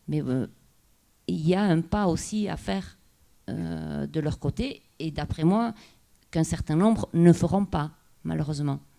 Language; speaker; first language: French; non-native, local second language; Basque